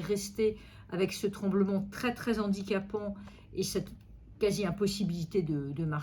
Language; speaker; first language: French; native; French